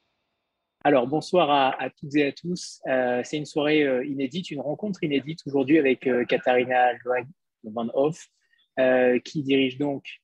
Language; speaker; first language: French; native; French